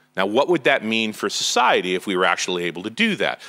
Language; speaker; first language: English; native; English